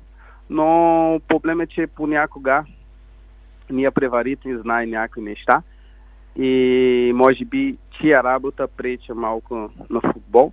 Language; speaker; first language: Bulgarian; non-native, learner; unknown